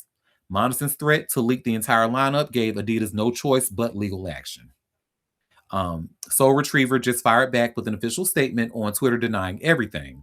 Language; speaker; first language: English; native; English